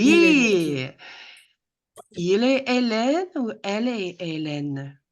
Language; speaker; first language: French; non-native, fluent; English